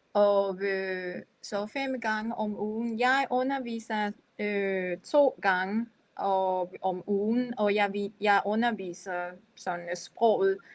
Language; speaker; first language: Danish; non-native, fluent; Japanese